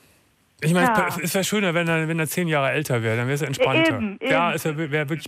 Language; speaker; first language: German; native; German